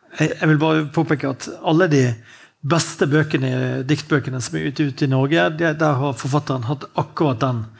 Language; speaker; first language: Norwegian; native; Norwegian